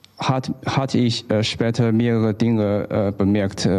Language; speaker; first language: German; non-native, learner; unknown